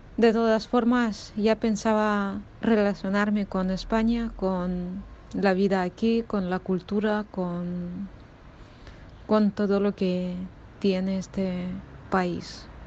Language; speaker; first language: Spanish; non-native, fluent; Russian